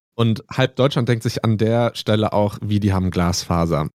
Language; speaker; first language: German; native; German